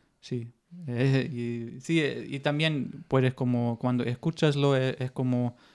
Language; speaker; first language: Spanish; non-native, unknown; German